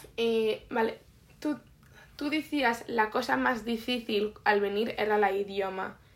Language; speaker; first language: Spanish; early bilingual, heritage; Spanish